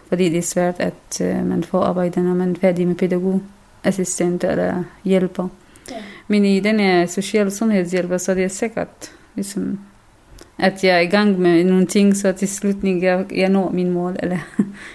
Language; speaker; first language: Danish; non-native, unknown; Kurdish